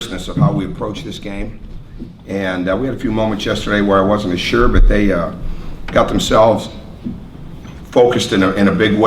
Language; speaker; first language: English; native; English